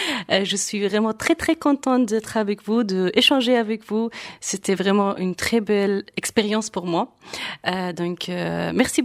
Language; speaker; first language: French; non-native, fluent; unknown